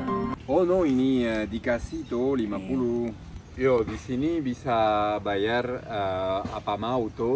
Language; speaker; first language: Indonesian; non-native, fluent; French